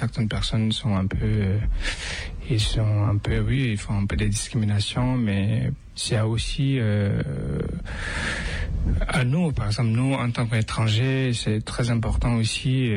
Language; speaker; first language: French; non-native, fluent; Tibetan